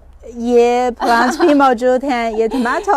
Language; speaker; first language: Urdu; non-native, fluent; Chinese